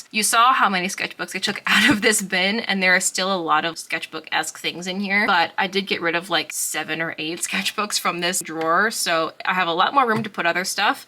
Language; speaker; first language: English; native; English